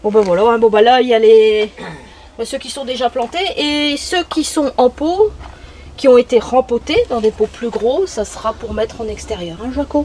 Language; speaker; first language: French; native; French